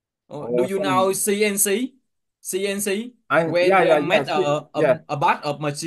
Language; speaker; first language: English; non-native, learner; Vietnamese